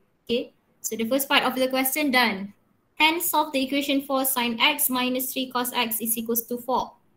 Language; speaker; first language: English; non-native, local second language; Malay